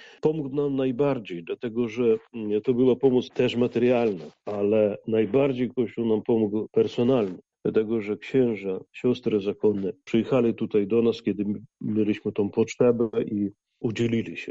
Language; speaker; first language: Polish; non-native, fluent; Ukrainian